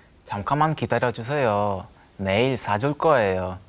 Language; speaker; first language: Korean; non-native, learner; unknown